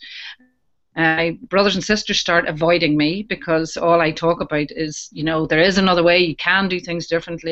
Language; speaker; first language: English; native; English